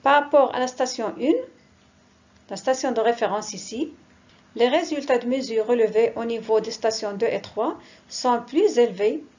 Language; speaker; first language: French; non-native, local second language; Arabic